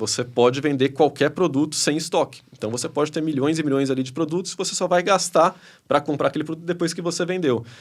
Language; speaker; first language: Portuguese; early bilingual, other home language; Spanish